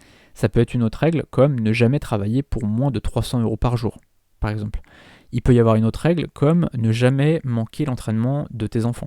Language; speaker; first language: French; native; French